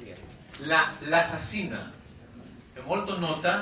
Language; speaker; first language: Italian; non-native, learner; Greek